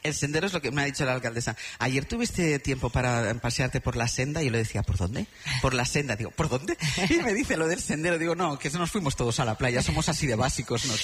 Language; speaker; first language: Spanish; native; Spanish